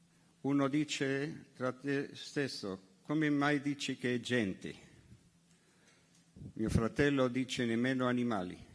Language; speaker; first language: Italian; non-native, fluent; Hebrew